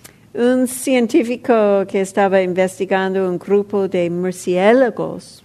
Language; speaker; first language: Spanish; non-native, fluent; English